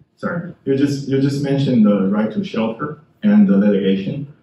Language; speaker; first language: English; non-native, fluent; Chinese